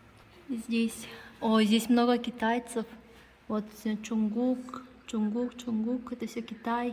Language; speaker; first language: Russian; non-native, local second language; Tuvinian